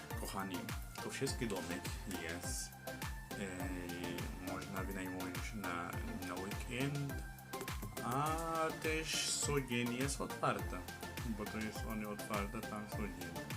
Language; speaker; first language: Polish; non-native, learner; Arabic